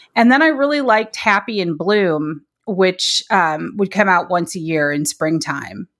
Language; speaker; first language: English; native; English